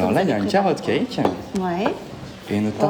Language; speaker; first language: French; native; French